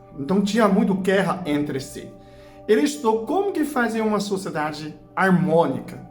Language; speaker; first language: Portuguese; non-native, fluent; Chinese